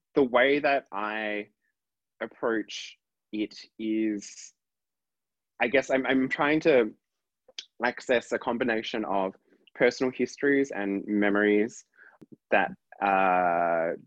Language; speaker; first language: English; native; English